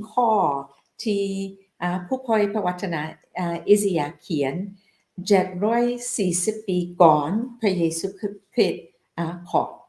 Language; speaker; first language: Thai; non-native, fluent; English